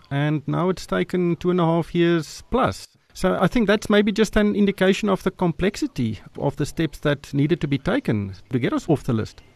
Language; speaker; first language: English; non-native, local second language; Afrikaans